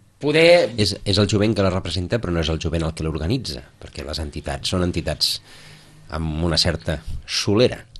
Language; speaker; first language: Catalan; native; Catalan